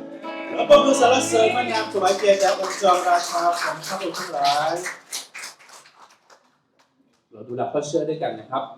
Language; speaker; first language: Thai; native; Thai